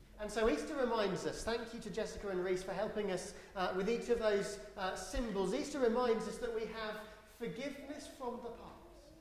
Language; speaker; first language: English; native; English